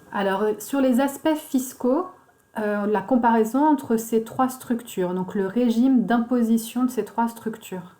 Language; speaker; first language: French; native; French